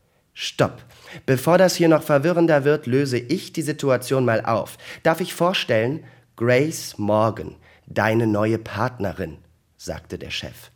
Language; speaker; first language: German; native; German